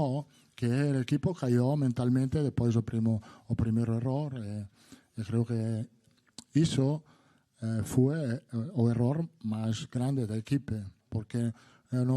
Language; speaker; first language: Portuguese; non-native, learner; Italian